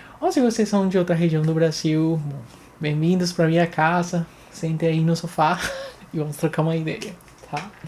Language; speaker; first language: Portuguese; non-native, fluent; Spanish